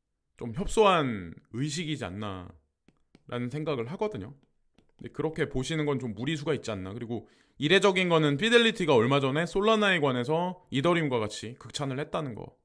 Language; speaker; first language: Korean; native; Korean